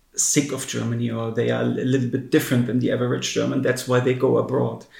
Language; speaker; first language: English; non-native, fluent; German